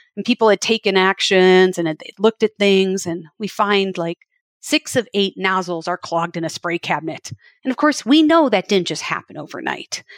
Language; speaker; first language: English; native; English